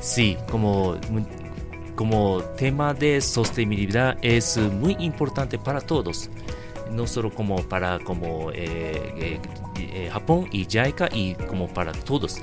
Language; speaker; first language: Spanish; non-native, fluent; Japanese